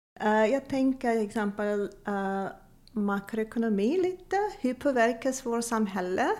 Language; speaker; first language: Swedish; non-native, fluent; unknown